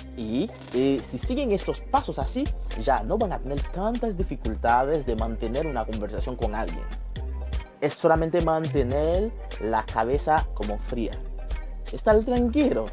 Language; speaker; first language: Spanish; non-native, fluent; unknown